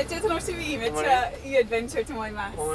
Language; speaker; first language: Japanese; non-native, learner; English